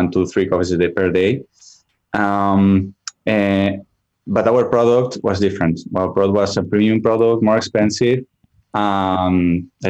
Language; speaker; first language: English; non-native, fluent; Spanish